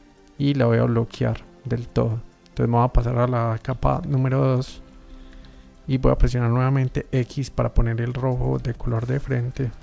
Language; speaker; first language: Spanish; native; Spanish